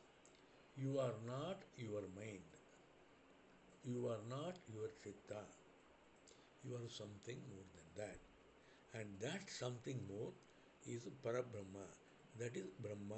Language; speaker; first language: English; non-native, local second language; Tamil